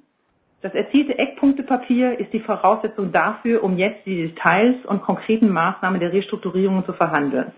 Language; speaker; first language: German; native; German